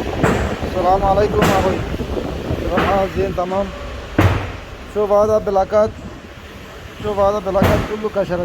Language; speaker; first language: Arabic; non-native, learner; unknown